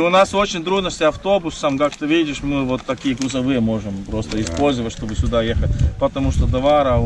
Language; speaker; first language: Russian; non-native, learner; Estonian